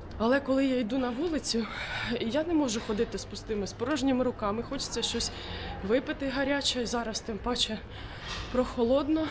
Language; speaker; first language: Ukrainian; native; Ukrainian